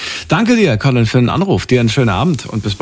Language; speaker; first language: German; native; German